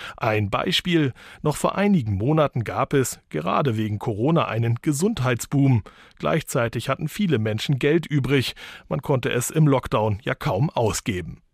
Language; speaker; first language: German; native; German